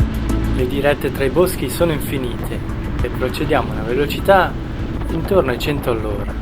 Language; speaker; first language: Italian; native; Italian